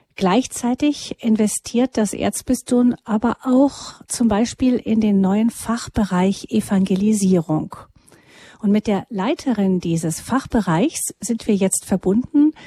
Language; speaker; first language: German; native; German